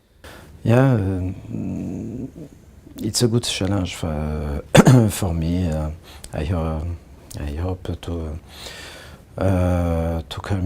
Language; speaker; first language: English; non-native, learner; French